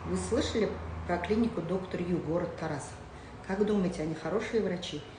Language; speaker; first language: Russian; non-native, local second language; Kazakh